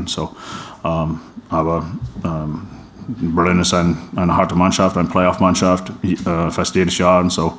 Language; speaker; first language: German; non-native, fluent; English